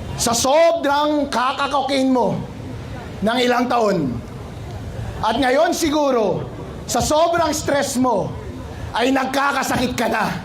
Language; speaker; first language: Filipino; non-native, local second language; Iloko